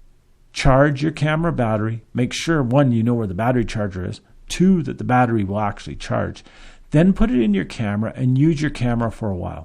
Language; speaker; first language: English; native; English